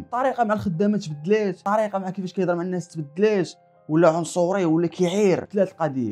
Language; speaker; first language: Arabic; native; Arabic